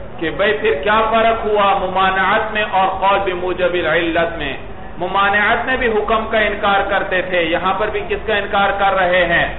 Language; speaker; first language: Urdu; native; Urdu